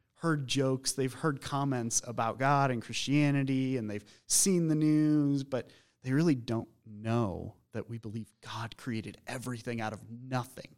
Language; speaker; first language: English; native; English